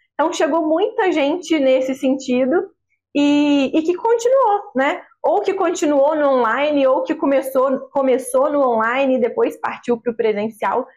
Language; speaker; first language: Portuguese; native; Portuguese